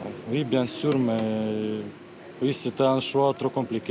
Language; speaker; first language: French; non-native, learner; Ukrainian